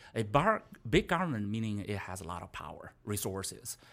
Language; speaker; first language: English; non-native, fluent; Chinese